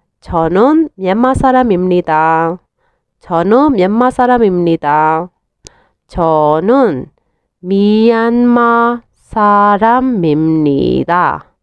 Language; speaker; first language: Korean; non-native, fluent; Burmese